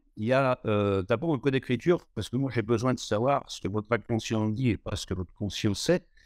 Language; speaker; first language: French; native; French